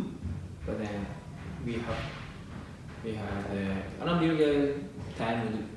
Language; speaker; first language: English; non-native, learner; Japanese